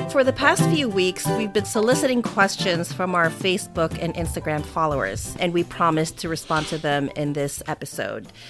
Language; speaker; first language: English; non-native, local second language; Filipino